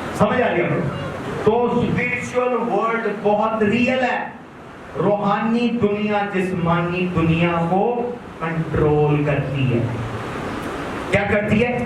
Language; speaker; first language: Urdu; native; Urdu